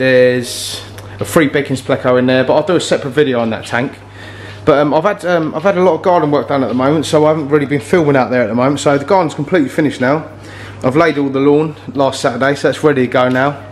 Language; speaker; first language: English; native; English